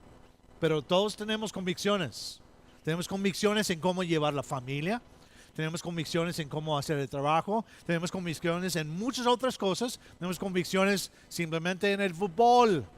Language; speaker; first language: Spanish; non-native, fluent; English